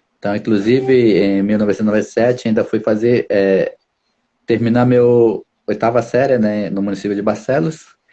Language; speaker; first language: Portuguese; non-native, local second language; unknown